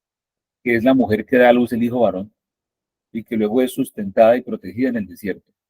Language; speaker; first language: Spanish; native; Spanish